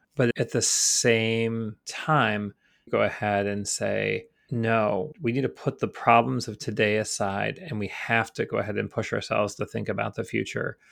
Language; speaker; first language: English; native; English